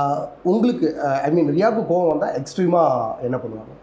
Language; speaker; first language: Tamil; native; Tamil